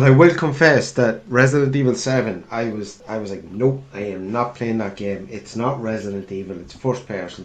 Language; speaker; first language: English; native; English